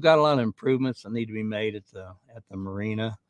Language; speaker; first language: English; native; English